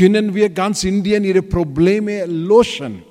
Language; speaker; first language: German; non-native, fluent; Telugu